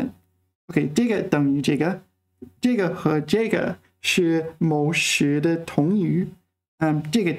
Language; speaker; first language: Chinese; non-native, fluent; English